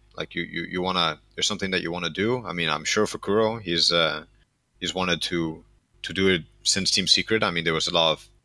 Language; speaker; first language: English; non-native, fluent; Danish